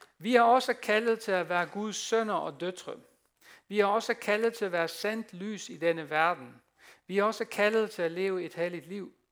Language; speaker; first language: Danish; non-native, fluent; Dutch